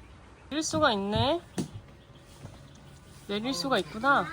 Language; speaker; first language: Korean; native; Korean